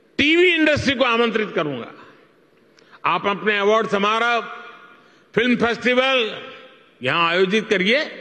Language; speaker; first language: Hindi; non-native, local second language; Gujarati